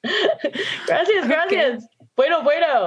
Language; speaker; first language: Spanish; non-native, learner; English